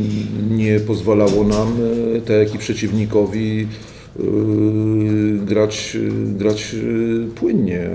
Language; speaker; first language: Polish; native; Polish